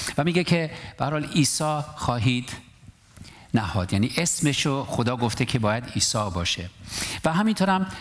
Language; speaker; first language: Persian; non-native, local second language; Armenian